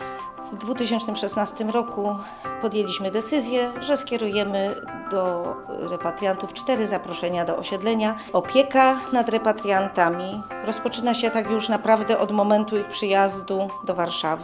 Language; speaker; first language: Polish; native; Polish